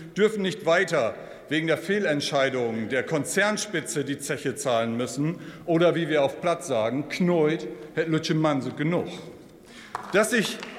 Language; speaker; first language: German; native; German